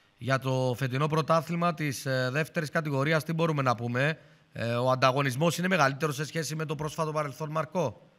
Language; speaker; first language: Greek; native; Greek